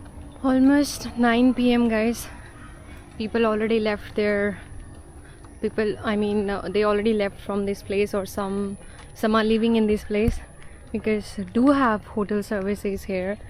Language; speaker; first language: English; non-native, local second language; Hindi